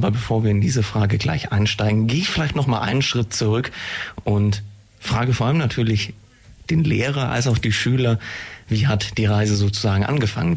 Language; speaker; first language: German; native; German